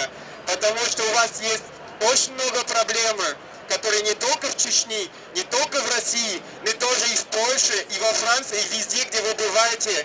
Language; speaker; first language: Russian; non-native, fluent; French